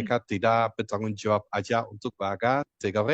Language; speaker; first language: Indonesian; non-native, fluent; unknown